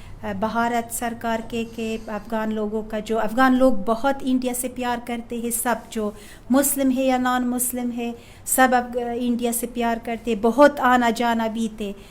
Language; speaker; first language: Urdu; non-native, fluent; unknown